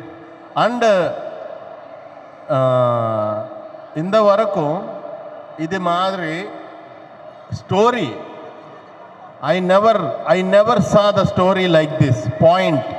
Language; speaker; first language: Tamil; non-native, learner; Telugu